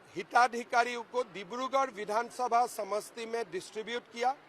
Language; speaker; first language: Hindi; non-native, local second language; Assamese